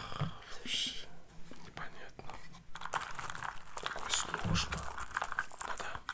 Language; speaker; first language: Russian; non-native, learner; French